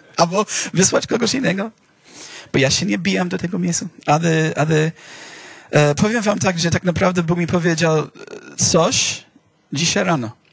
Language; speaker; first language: Polish; non-native, fluent; English